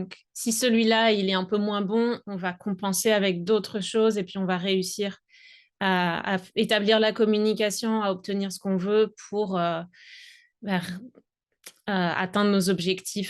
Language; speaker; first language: French; native; French